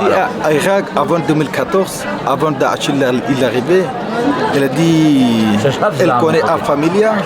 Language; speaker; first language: French; non-native, learner; Kurdish